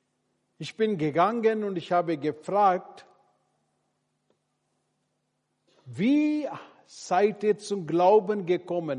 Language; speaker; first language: German; non-native, learner; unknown